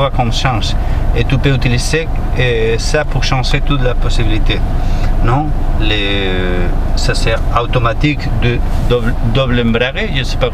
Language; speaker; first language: French; non-native, learner; Spanish